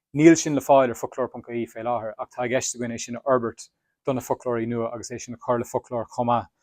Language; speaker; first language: Irish; native; Irish